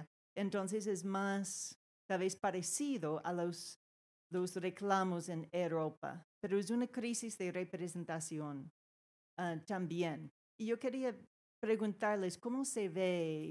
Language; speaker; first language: Spanish; non-native, fluent; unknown